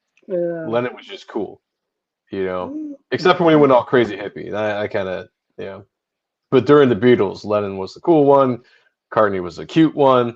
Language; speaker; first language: English; native; English